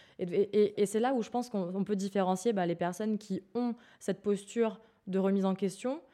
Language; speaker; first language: French; native; French